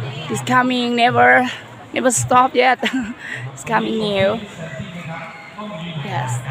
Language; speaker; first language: English; non-native, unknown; Thai